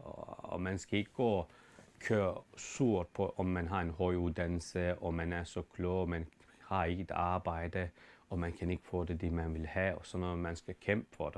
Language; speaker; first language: Danish; non-native, fluent; Turkish